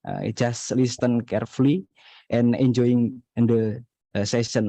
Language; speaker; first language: English; non-native, learner; Indonesian